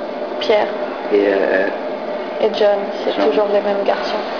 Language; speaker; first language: French; native; French